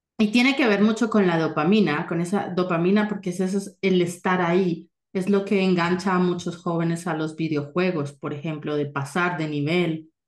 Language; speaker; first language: Spanish; native; Spanish